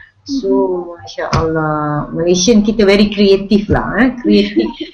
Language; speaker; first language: English; non-native, local second language; Malay